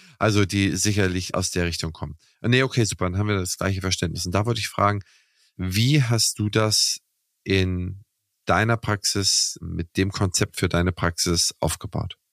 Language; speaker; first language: German; native; German